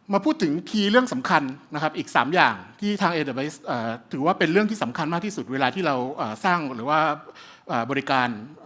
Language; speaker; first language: Thai; early bilingual, heritage; Thai